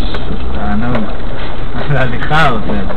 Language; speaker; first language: Hebrew; native; Hebrew